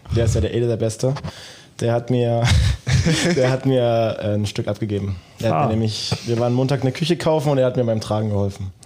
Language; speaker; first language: German; native; German